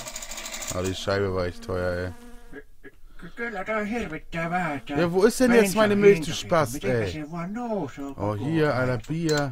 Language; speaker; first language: German; native; German